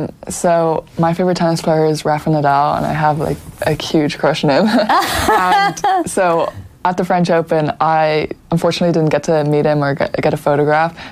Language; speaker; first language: English; native; English